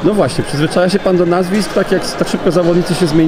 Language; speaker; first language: Polish; native; Polish